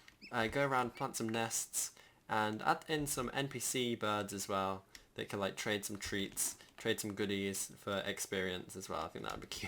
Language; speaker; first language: English; native; English